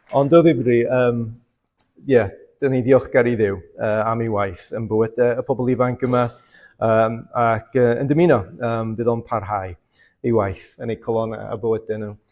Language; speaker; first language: Welsh; native; Welsh